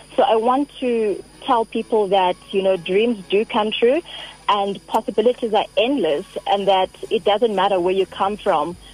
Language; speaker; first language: English; non-native, local second language; Xhosa